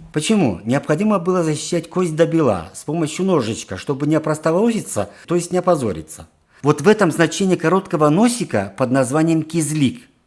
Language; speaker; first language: Russian; non-native, local second language; Karachay-Balkar